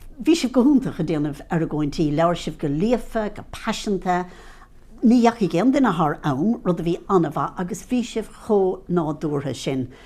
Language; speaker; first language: Irish; native; Irish